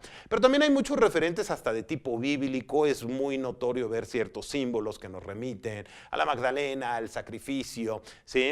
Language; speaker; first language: Spanish; native; Spanish